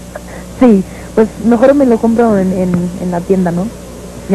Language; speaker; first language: Spanish; early bilingual, heritage; English